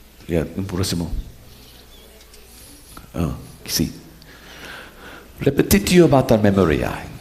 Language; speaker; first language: Spanish; non-native, learner; English